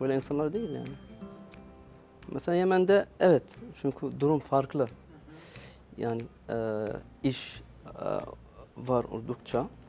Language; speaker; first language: Turkish; non-native, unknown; Arabic